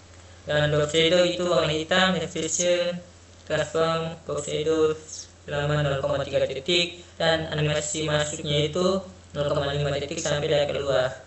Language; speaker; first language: Indonesian; native; Indonesian